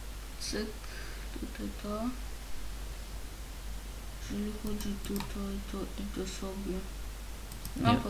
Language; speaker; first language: Polish; native; Polish